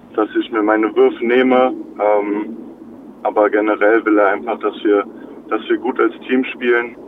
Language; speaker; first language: German; native; German